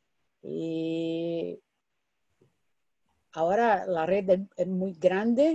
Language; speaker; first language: Spanish; non-native, fluent; Portuguese